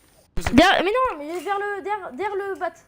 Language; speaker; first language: French; native; French